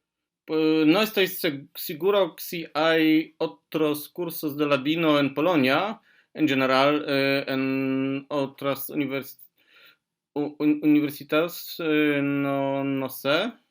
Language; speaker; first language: Spanish; non-native, learner; Polish